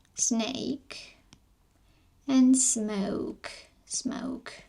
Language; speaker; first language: English; non-native, fluent; Armenian